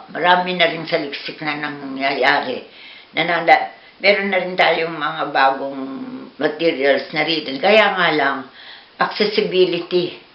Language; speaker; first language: Filipino; native; Filipino